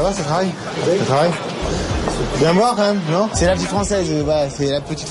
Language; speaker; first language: French; native; French